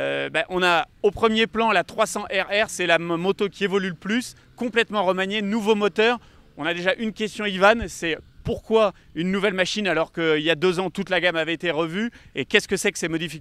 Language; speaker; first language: French; native; French